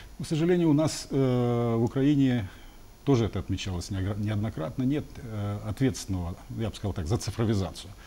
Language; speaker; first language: Russian; native; Russian